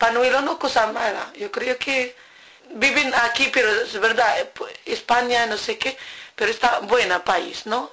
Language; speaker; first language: Spanish; non-native, learner; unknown